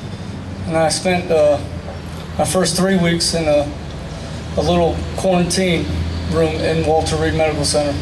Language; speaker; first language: English; native; English